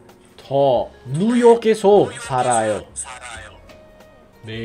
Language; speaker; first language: Korean; non-native, learner; English